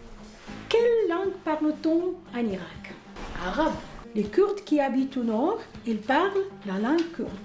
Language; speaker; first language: French; non-native, fluent; Arabic